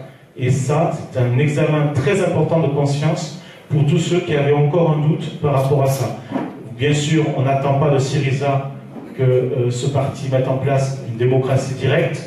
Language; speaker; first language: French; native; French